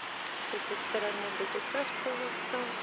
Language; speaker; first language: Russian; native; Russian